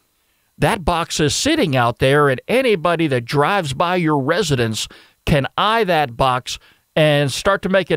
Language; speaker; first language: English; native; English